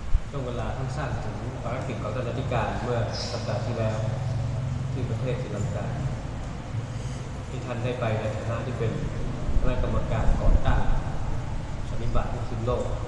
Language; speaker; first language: Thai; non-native, local second language; Malay